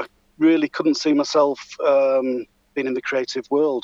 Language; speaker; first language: English; native; English